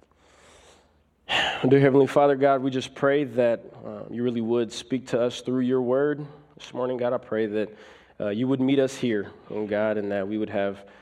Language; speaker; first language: English; native; English